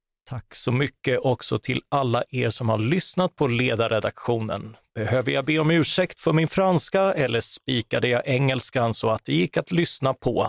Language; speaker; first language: Swedish; native; Swedish